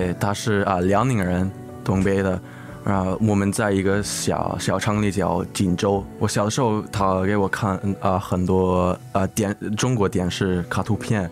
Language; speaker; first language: Chinese; early bilingual, heritage; English